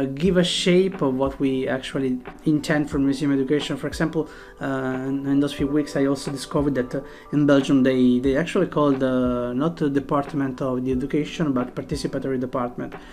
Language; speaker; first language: English; non-native, fluent; Italian